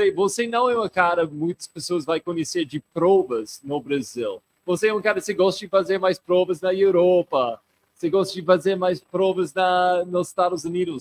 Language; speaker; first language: Portuguese; non-native, fluent; English